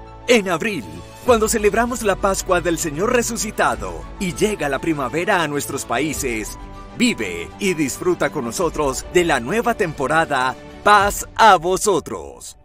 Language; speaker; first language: Spanish; native; Spanish